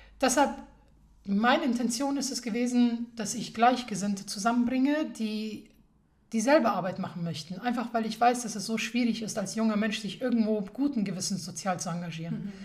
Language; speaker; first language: German; early bilingual, other home language; Persian